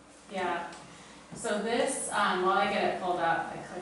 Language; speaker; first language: English; native; English